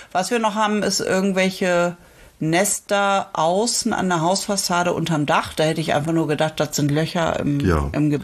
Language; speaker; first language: German; native; German